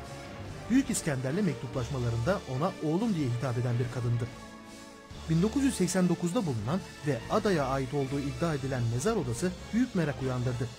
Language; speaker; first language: Turkish; native; Turkish